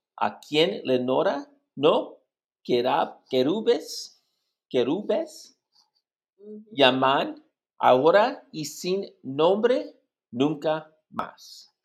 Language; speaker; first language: Spanish; non-native, learner; English